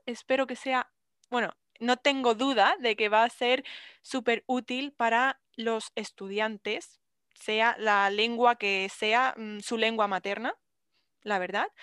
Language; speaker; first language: Spanish; native; Spanish